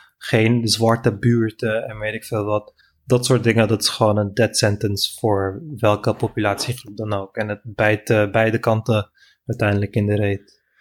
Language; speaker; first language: Dutch; non-native, fluent; Turkish